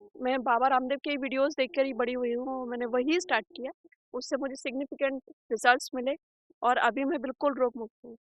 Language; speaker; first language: Hindi; native; Hindi